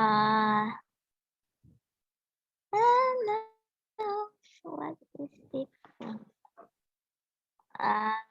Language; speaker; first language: English; non-native, learner; Vietnamese